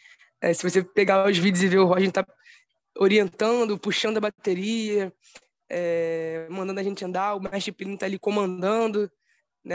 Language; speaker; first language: Portuguese; native; Portuguese